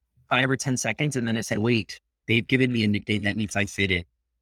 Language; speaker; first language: English; early bilingual, other home language; Spanish